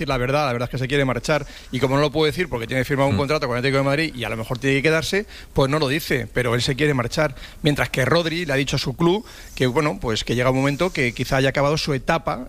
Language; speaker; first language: Spanish; native; Spanish